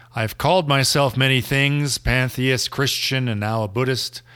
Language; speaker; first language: English; non-native, fluent; German